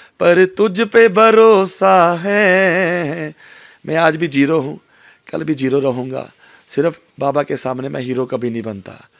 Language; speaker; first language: Hindi; non-native, local second language; Punjabi